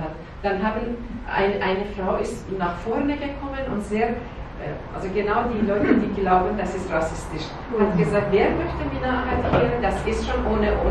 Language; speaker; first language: German; non-native, learner; Persian